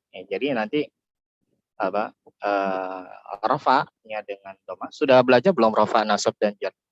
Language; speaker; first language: Indonesian; native; Indonesian